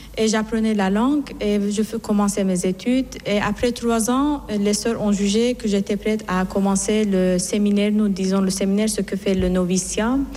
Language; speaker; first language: French; non-native, fluent; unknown